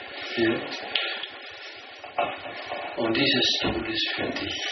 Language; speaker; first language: German; non-native, fluent; Danish